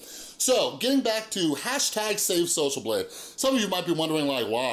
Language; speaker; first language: English; native; English